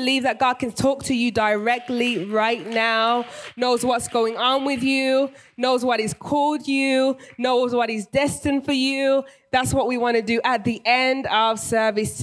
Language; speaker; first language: English; native; English